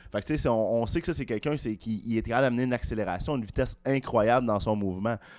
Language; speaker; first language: French; native; French